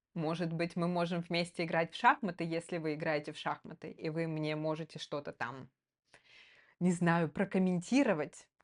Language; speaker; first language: Russian; native; Russian